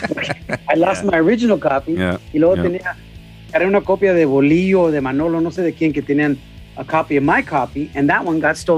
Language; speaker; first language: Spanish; early bilingual, heritage; Spanish